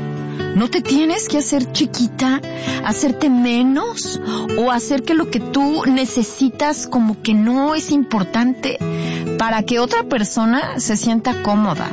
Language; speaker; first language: Spanish; native; Spanish